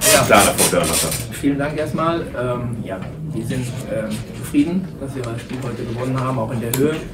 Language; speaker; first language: German; native; German